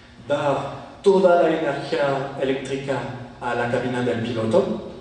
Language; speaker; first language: Spanish; non-native, fluent; French